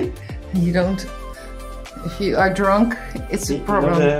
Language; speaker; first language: English; non-native, fluent; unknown